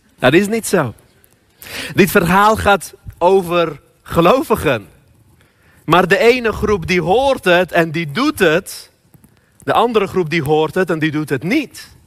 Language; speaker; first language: Dutch; non-native, fluent; Armenian